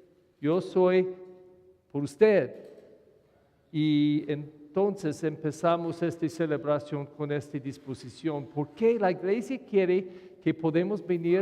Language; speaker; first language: Spanish; non-native, fluent; English